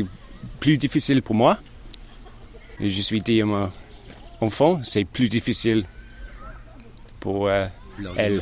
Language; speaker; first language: French; non-native, learner; English